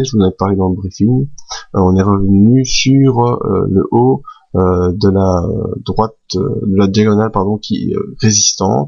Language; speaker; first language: French; native; French